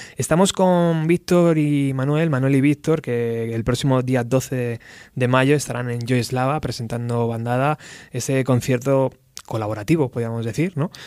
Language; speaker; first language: Spanish; native; Spanish